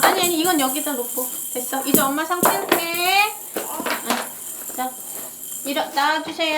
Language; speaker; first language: Korean; native; Korean